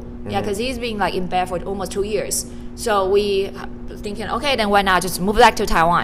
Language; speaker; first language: English; non-native, fluent; Chinese